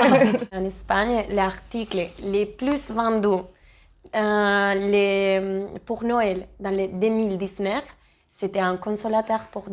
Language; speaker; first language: French; non-native, learner; Spanish